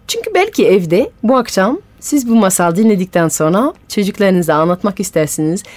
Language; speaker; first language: Turkish; non-native, fluent; French